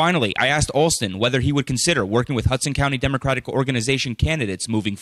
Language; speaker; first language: English; native; English